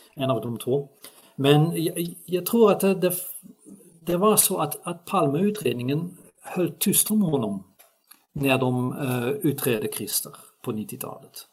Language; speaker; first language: Swedish; non-native, fluent; Dutch